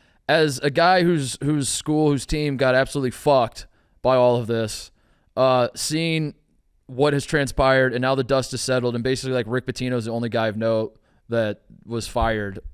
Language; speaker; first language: English; native; English